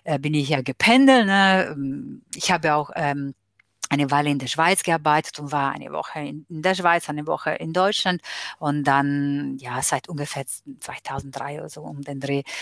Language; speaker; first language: German; non-native, fluent; Italian